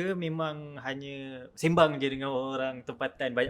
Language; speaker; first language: Malay; native; Malay